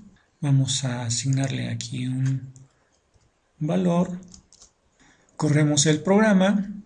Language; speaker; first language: Spanish; native; Spanish